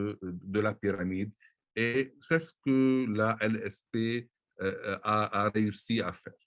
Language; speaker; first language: French; non-native, local second language; Arabic